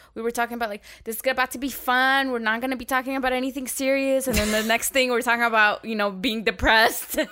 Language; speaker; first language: English; early bilingual, other home language; Arabic